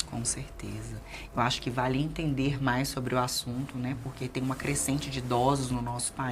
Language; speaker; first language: Portuguese; native; Portuguese